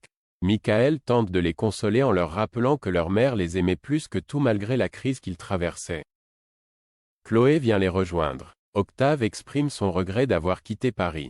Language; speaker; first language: French; native; French